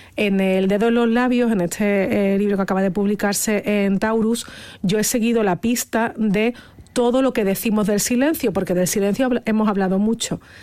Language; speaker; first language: Spanish; native; Spanish